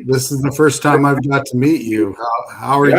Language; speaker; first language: English; native; English